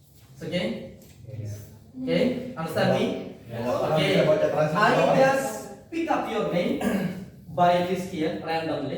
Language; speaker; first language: English; non-native, fluent; Indonesian